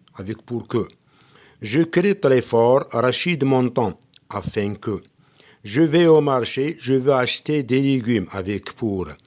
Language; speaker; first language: French; non-native, local second language; Arabic